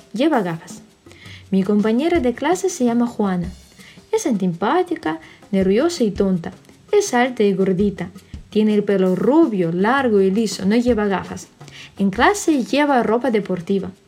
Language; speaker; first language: Spanish; non-native, fluent; Russian